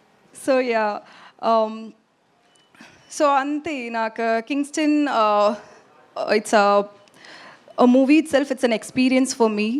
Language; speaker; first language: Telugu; non-native, learner; Tamil